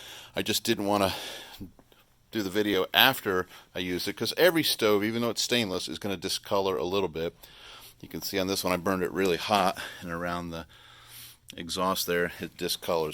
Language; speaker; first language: English; native; English